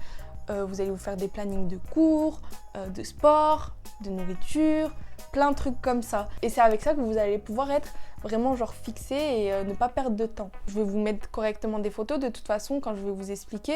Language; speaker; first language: French; native; French